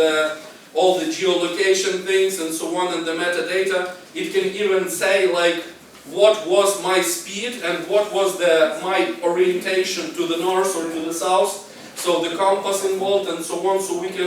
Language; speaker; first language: English; non-native, learner; Ukrainian